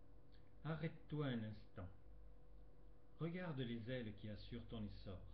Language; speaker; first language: French; native; French